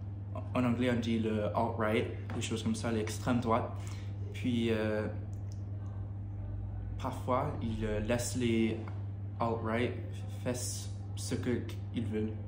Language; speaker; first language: French; non-native, learner; English